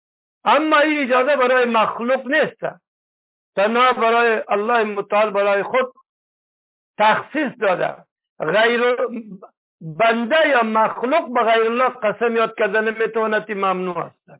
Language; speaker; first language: Persian; native; Persian